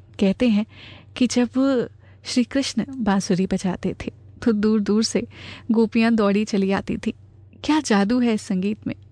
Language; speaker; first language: Hindi; native; Hindi